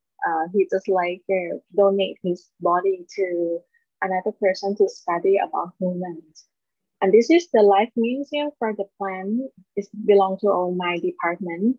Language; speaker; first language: English; non-native, learner; Thai